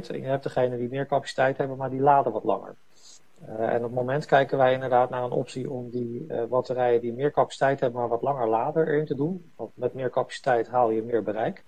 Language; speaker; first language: Dutch; native; Dutch